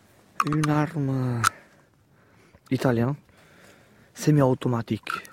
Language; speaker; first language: French; non-native, learner; Romanian